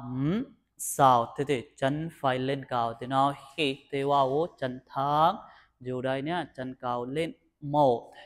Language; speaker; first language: Vietnamese; non-native, learner; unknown